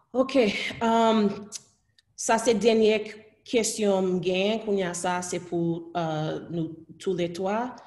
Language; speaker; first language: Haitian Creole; early bilingual, heritage; Haitian Creole